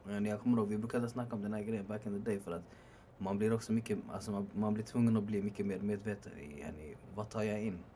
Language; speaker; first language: Swedish; early bilingual, other home language; Arabic